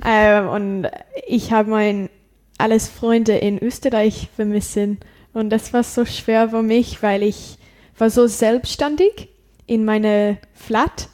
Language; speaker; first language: German; non-native, learner; English